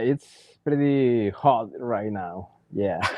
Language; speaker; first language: English; non-native, learner; Spanish